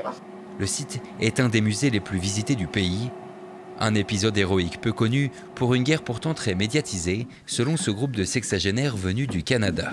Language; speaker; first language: French; native; French